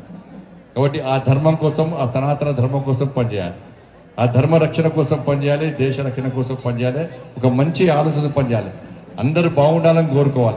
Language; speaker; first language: Telugu; native; Telugu